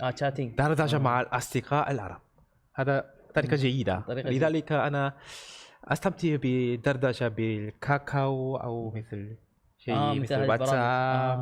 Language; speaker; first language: Arabic; non-native, learner; Korean